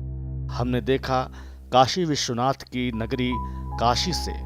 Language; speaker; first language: Hindi; native; Hindi